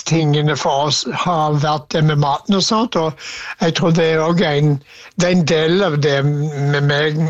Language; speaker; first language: Norwegian; non-native, fluent; English